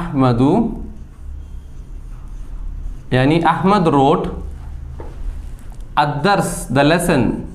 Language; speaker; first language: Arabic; non-native, fluent; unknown